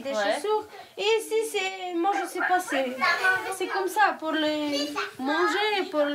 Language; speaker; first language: French; non-native, learner; Romanian